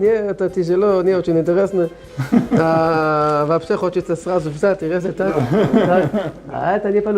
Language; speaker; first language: Russian; non-native, learner; Hebrew